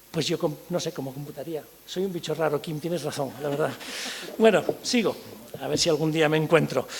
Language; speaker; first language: Spanish; early bilingual, other home language; English